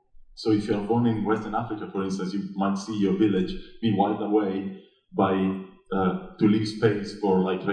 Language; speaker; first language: English; non-native, fluent; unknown